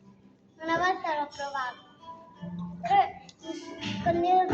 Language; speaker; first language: Italian; early bilingual, other home language; Bangla